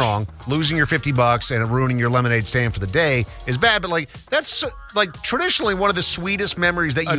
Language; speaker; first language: English; native; English